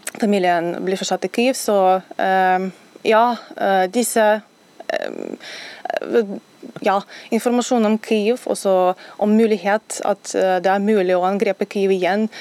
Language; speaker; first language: Norwegian; non-native, fluent; Ukrainian